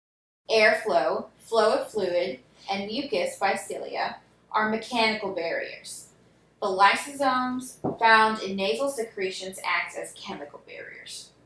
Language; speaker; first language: English; native; English